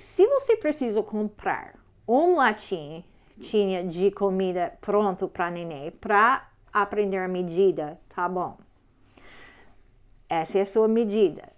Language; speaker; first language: Portuguese; non-native, learner; English